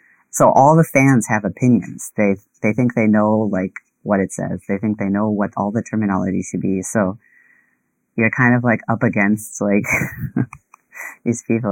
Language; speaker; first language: English; native; English